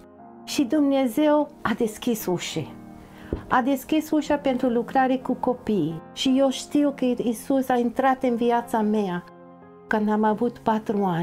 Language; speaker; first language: Romanian; non-native, fluent; English